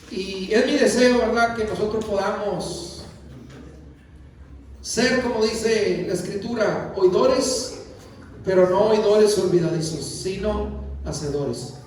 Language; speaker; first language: Spanish; native; Spanish